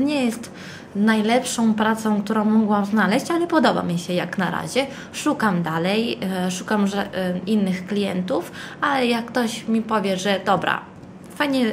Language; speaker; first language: Polish; early bilingual, heritage; Italian